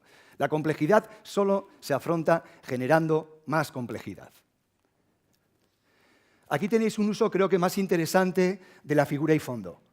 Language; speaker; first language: Spanish; native; Spanish